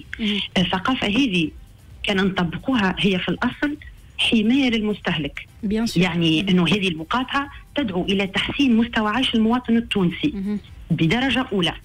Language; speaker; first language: Arabic; native; Arabic